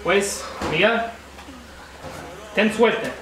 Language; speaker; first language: Spanish; non-native, learner; English